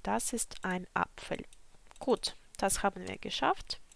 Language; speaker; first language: German; non-native, fluent; Ukrainian